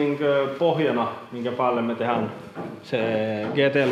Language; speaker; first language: Finnish; native; Finnish